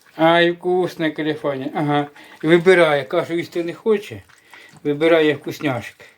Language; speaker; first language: Ukrainian; native; Ukrainian